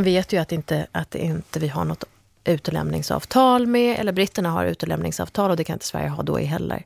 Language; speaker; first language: Swedish; early bilingual, other home language; Kurdish